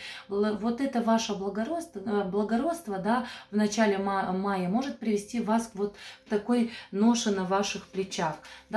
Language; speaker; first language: Russian; non-native, fluent; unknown